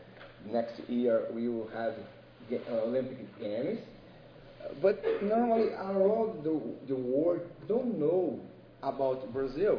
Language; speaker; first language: English; non-native, learner; Portuguese